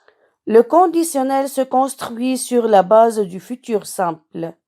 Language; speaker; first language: French; non-native, local second language; Arabic